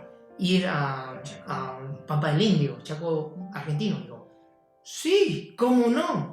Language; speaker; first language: Spanish; non-native, fluent; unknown